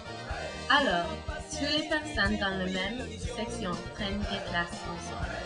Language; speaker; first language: French; non-native, learner; English